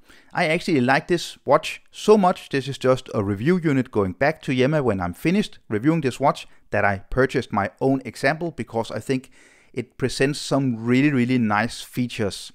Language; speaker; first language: English; non-native, fluent; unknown